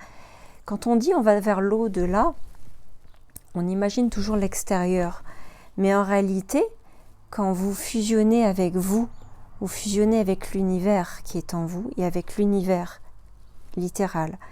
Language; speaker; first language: French; native; French